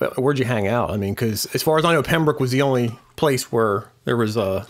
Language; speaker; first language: English; native; English